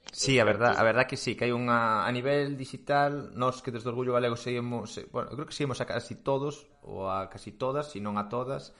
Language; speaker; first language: Galician; non-native, local second language; Spanish